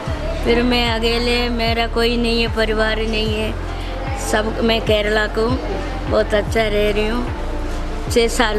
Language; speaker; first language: Hindi; non-native, local second language; Malayalam